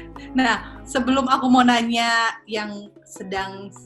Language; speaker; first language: Indonesian; native; Indonesian